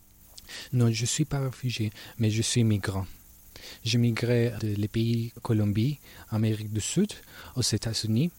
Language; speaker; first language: French; non-native, learner; Spanish